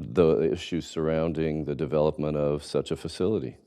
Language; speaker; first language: English; native; English